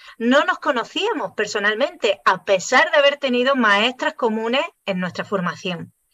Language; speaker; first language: Spanish; native; Spanish